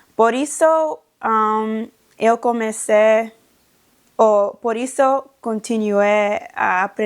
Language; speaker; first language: Portuguese; non-native, learner; English